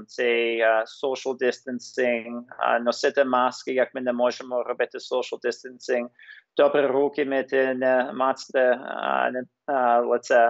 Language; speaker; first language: Ukrainian; early bilingual, heritage; English